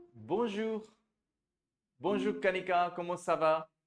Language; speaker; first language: French; non-native, fluent; Hindi